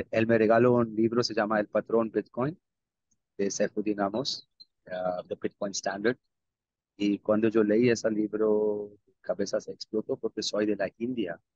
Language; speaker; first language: Spanish; non-native, learner; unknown